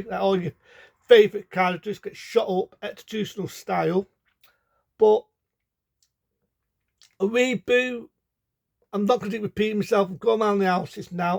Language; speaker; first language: English; native; English